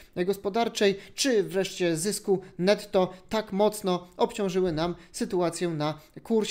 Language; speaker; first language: Polish; native; Polish